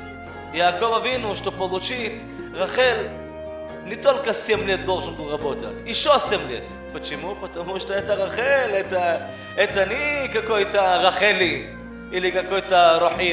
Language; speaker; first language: Russian; early bilingual, heritage; Russian